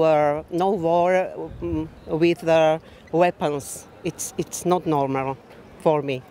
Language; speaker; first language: English; non-native, learner; Slovak